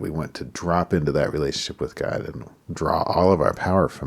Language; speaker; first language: English; native; English